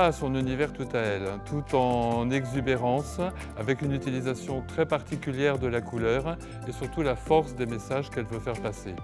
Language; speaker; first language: French; native; French